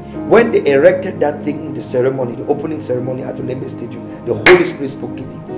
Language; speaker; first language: English; native; English